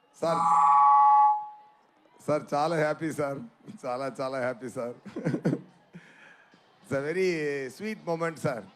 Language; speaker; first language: Telugu; non-native, learner; Tamil